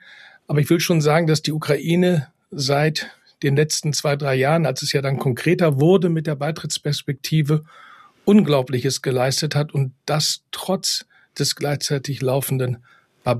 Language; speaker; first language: German; native; German